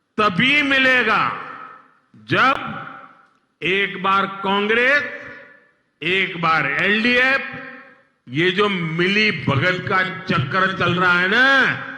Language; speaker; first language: Hindi; non-native, local second language; Gujarati